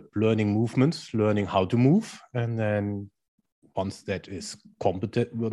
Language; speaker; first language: English; non-native, fluent; German